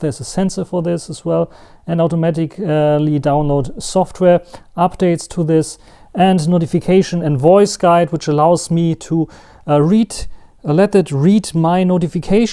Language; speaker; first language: English; non-native, fluent; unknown